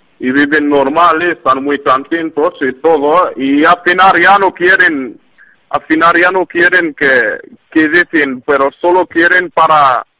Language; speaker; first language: Spanish; non-native, learner; Arabic